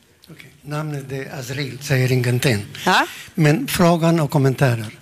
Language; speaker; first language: Swedish; non-native, learner; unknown